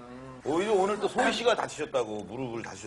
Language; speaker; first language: Korean; native; Korean